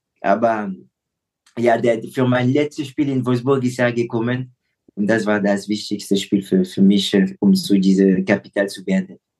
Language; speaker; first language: German; non-native, fluent; French